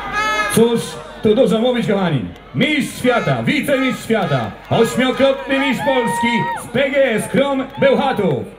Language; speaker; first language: Polish; native; Polish